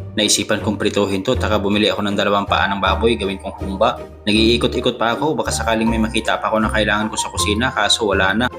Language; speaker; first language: Filipino; non-native, local second language; Cebuano